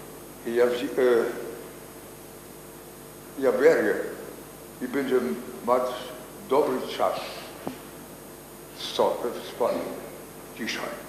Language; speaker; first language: Polish; non-native, learner; German